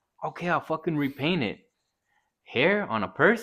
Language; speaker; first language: English; native; English